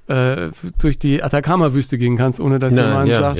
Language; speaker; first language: German; native; German